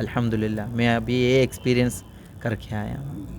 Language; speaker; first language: Hindi; non-native, local second language; Malayalam